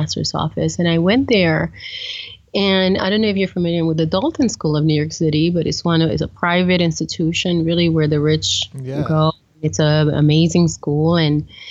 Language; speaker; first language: English; early bilingual, other home language; Spanish